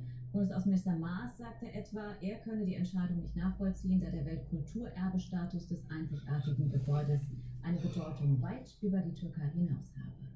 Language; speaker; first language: German; native; German